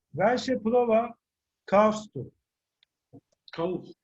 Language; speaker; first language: German; non-native, fluent; Turkish